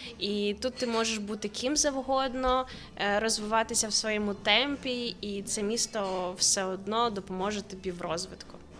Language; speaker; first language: Ukrainian; native; Ukrainian